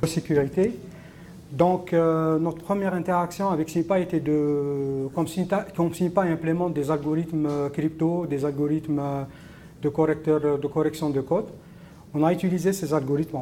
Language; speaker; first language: French; non-native, local second language; Arabic